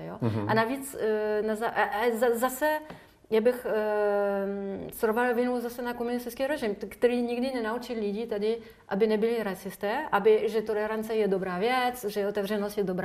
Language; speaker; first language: Czech; non-native, fluent; French